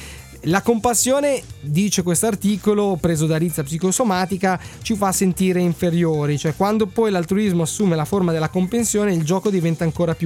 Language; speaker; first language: Italian; native; Italian